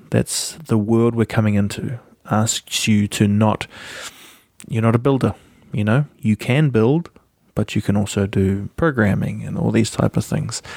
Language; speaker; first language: English; native; English